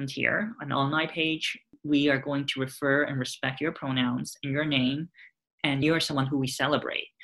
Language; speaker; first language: English; non-native, local second language; Cantonese